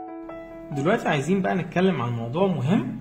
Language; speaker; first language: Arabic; native; Arabic